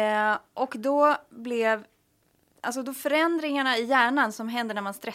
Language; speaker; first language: Swedish; native; Swedish